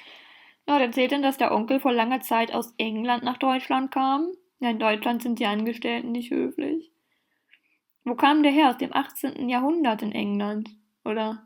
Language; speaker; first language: German; native; German